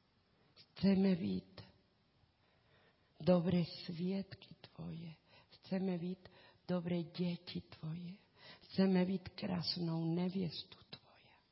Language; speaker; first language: Czech; non-native, learner; Spanish